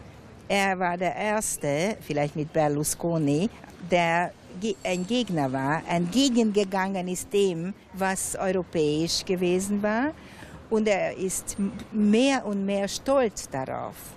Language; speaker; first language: German; non-native, fluent; Hungarian